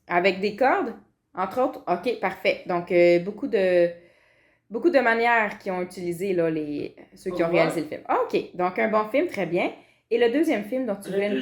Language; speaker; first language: French; native; French